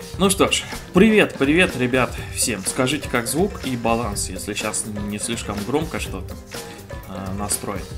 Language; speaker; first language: Russian; non-native, fluent; Romanian